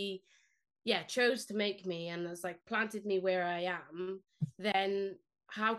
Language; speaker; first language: English; non-native, local second language; Spanish